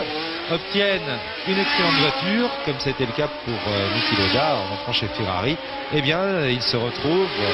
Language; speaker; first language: French; native; French